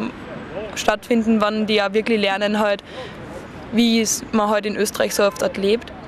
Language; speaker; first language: German; native; German